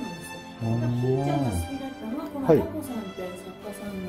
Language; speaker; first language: Japanese; native; Japanese